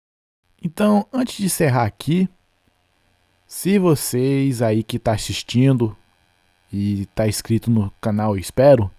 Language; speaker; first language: Portuguese; non-native, fluent; English